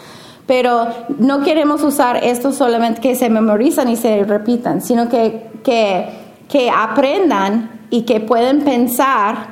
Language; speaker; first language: Spanish; non-native, fluent; English